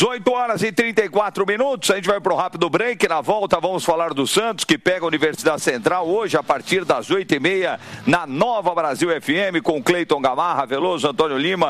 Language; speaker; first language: Portuguese; native; Portuguese